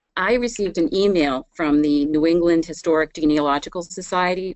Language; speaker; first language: English; native; English